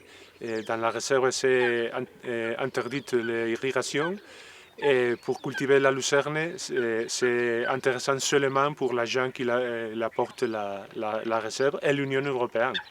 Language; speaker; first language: French; non-native, learner; Spanish